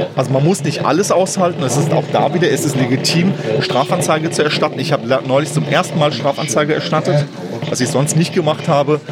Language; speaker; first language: German; native; German